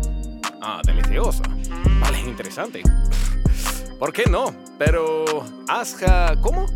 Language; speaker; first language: Spanish; non-native, learner; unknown